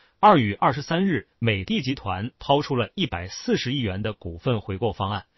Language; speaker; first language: Chinese; native; Chinese